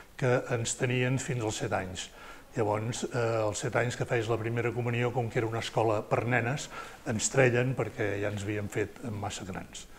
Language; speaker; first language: Catalan; native; Catalan